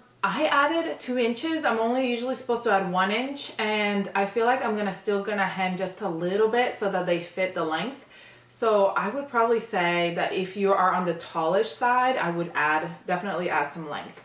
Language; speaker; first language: English; native; English